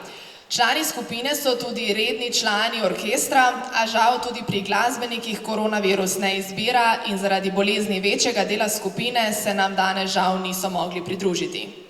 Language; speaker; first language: Slovenian; native; Slovenian